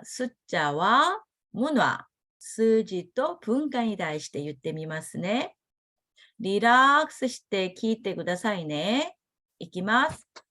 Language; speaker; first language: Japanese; non-native, fluent; Korean